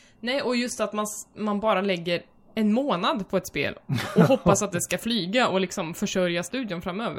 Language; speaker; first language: Swedish; native; Swedish